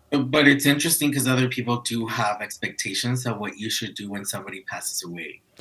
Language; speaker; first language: English; early bilingual, other home language; Spanish